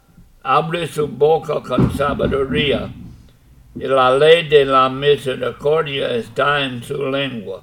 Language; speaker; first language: Spanish; non-native, fluent; English